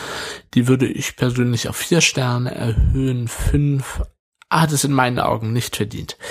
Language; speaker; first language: German; native; German